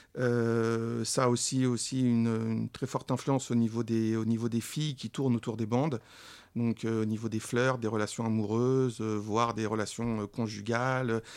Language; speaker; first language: French; native; French